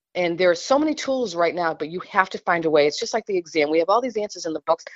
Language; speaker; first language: English; native; English